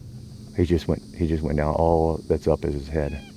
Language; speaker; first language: English; native; English